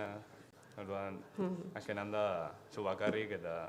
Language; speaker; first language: Basque; non-native, local second language; Spanish